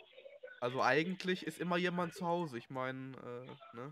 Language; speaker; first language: German; native; German